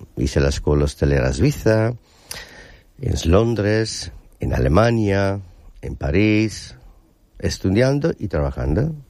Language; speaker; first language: Spanish; non-native, fluent; Italian